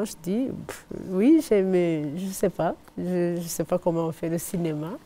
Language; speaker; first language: French; non-native, fluent; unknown